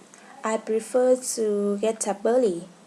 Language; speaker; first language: English; non-native, learner; Vietnamese